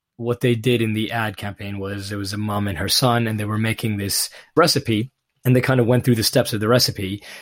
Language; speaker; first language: English; non-native, local second language; Urdu